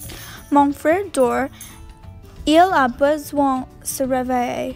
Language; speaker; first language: French; non-native, learner; English